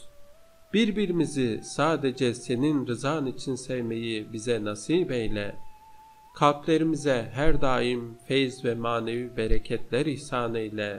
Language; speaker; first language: Turkish; native; Turkish